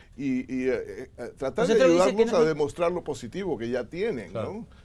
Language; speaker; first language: Spanish; native; Spanish